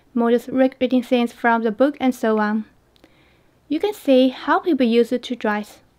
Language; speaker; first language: English; non-native, learner; Chinese